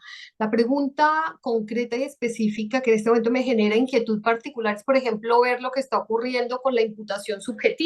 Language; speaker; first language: Spanish; native; Spanish